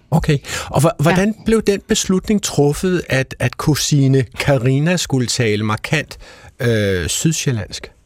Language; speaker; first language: Danish; native; Danish